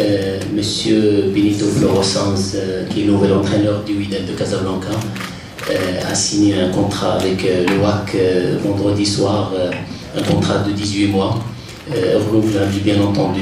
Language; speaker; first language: French; non-native, local second language; Arabic